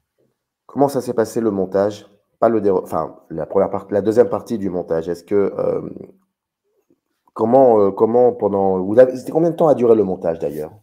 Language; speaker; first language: French; native; French